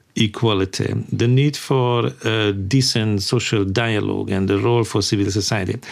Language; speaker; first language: English; non-native, fluent; Hungarian